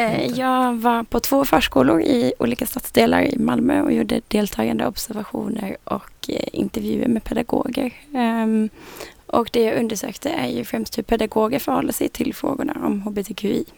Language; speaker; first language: Swedish; native; Swedish